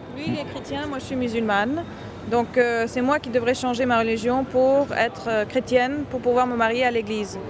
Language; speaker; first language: French; non-native, local second language; Arabic